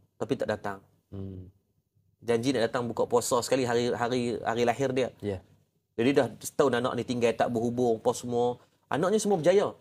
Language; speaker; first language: Malay; native; Malay